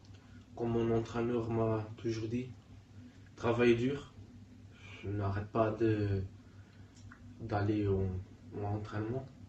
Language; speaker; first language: French; non-native, learner; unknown